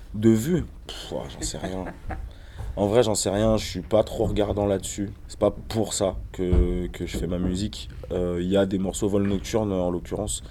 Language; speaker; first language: French; native; French